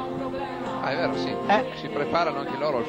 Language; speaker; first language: Italian; native; Italian